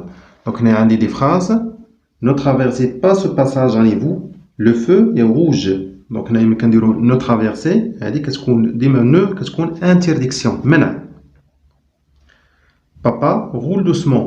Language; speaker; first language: French; non-native, local second language; Arabic